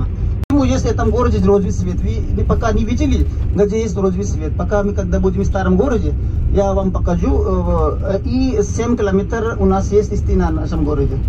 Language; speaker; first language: Russian; non-native, local second language; Hindi